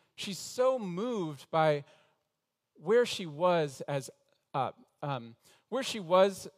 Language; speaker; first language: English; native; English